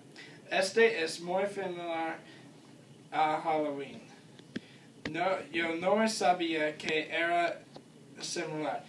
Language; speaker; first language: Spanish; non-native, learner; English